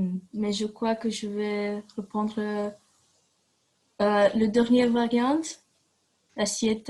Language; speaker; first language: French; non-native, learner; Romanian